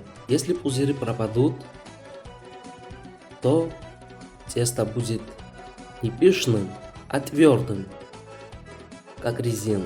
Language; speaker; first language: Russian; non-native, fluent; Georgian